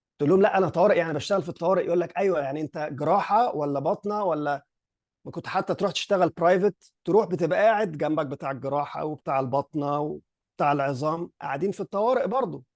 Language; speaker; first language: Egyptian Arabic; early bilingual, heritage; Arabic